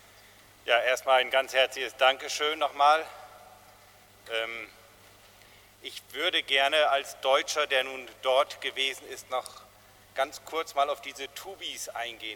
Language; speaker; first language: German; native; German